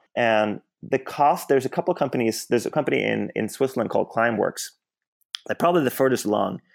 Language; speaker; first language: English; non-native, fluent; Swedish